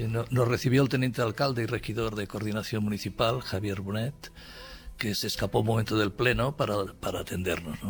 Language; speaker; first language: Spanish; native; Spanish